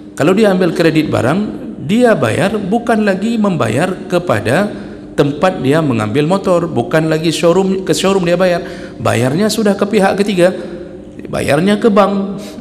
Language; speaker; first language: Malay; non-native, local second language; Achinese